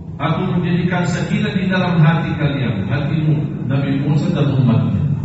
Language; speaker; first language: Indonesian; non-native, fluent; Arabic